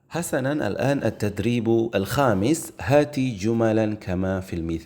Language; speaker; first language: Arabic; non-native, fluent; Indonesian